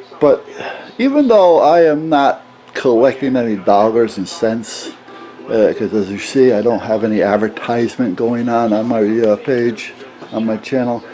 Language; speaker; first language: English; native; English